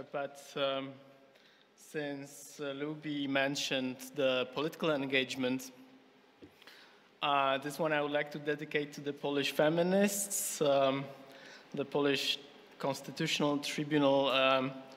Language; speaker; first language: English; non-native, fluent; Polish